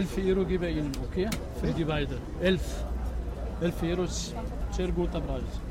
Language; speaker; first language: German; non-native, learner; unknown